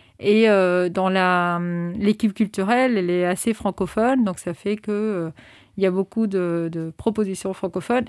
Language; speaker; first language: French; non-native, fluent; Spanish